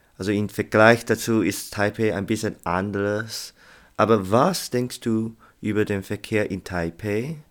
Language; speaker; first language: German; non-native, learner; Chinese